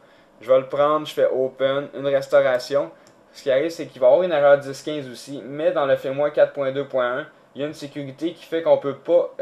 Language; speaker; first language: French; native; French